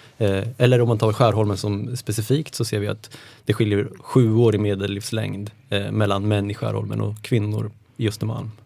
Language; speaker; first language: Swedish; native; Swedish